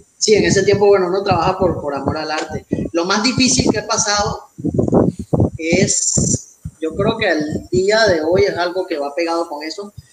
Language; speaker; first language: Spanish; native; Spanish